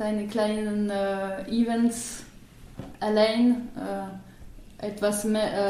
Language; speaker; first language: German; non-native, local second language; French